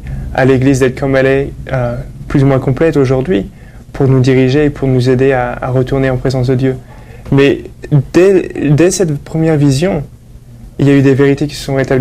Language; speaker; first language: French; native; French